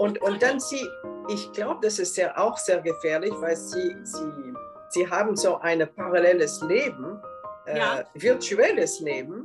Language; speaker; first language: German; non-native, fluent; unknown